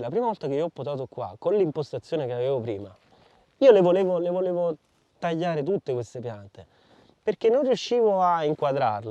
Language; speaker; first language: Italian; native; Italian